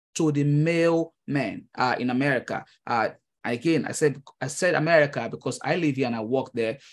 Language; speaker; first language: English; non-native, local second language; Yoruba